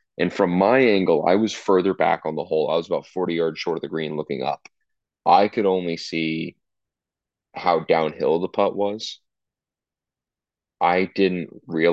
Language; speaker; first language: English; native; English